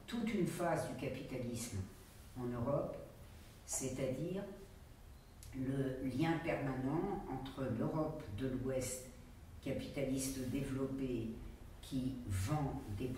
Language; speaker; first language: French; native; French